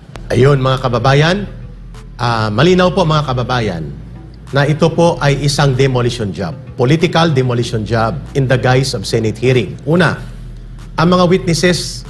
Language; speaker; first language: Filipino; native; Filipino